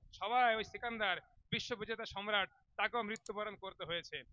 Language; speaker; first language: Hindi; non-native, local second language; Bangla